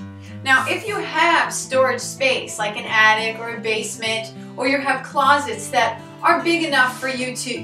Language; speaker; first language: English; native; English